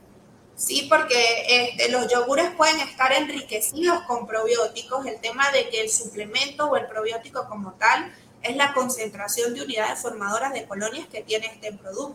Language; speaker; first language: Spanish; native; Spanish